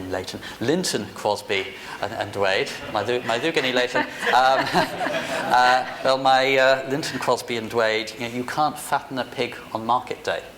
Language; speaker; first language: Welsh; non-native, fluent; English